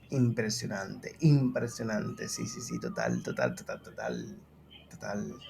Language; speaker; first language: Spanish; native; Spanish